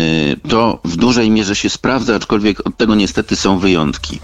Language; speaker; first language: Polish; native; Polish